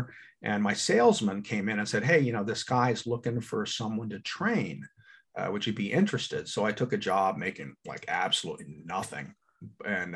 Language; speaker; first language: English; native; English